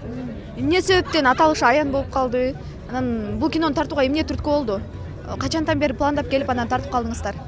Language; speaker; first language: Kyrgyz; native; Kyrgyz